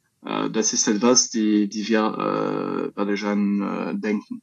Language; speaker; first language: German; non-native, learner; French